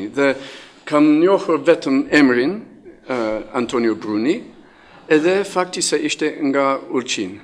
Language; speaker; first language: Albanian; non-native, fluent; English